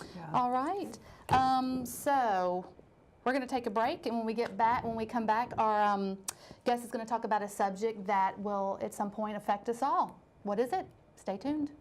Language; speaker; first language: English; native; English